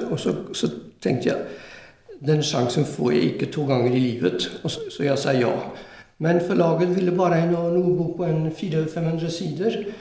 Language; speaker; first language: Norwegian; non-native, fluent; French